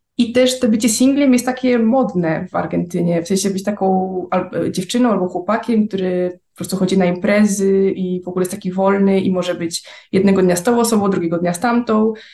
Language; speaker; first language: Polish; native; Polish